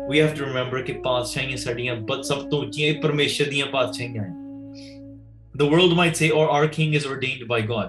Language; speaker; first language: English; early bilingual, other home language; Punjabi